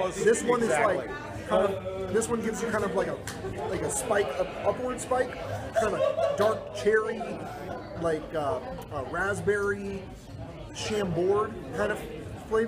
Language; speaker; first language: English; native; English